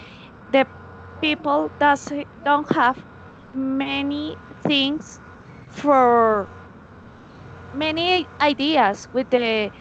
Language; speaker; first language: English; non-native, learner; Spanish